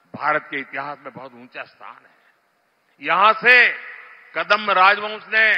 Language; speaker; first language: Hindi; non-native, local second language; Gujarati